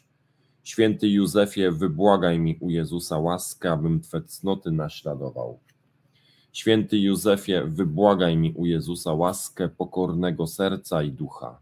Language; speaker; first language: Polish; native; Polish